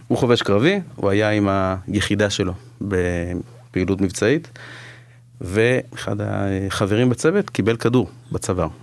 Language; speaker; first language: Hebrew; native; Hebrew